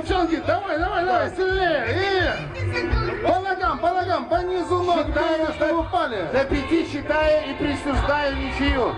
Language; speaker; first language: Russian; native; Russian